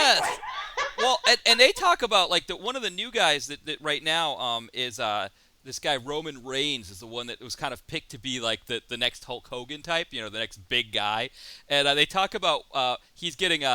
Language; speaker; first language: English; native; English